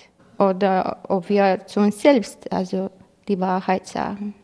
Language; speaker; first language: German; non-native, fluent; Croatian